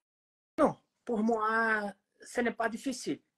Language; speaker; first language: French; non-native, learner; Portuguese